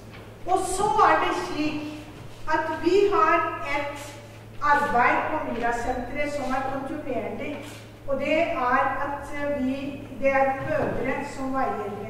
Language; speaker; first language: Norwegian; non-native, fluent; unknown